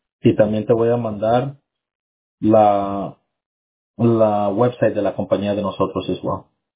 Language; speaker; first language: Spanish; early bilingual, heritage; Spanish